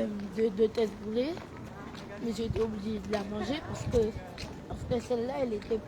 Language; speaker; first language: French; early bilingual, other home language; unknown